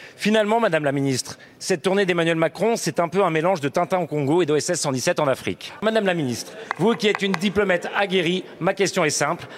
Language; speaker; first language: French; native; French